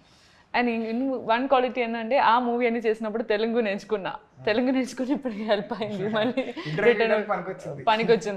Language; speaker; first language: Telugu; non-native, learner; Malayalam